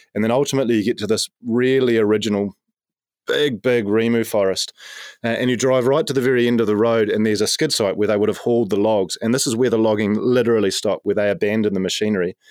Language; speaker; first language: English; native; English